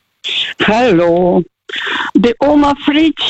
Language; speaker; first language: German; non-native, learner; Russian